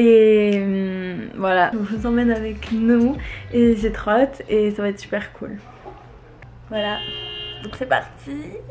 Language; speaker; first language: French; native; French